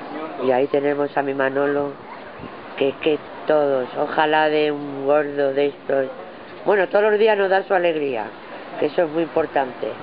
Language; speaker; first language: Spanish; native; Spanish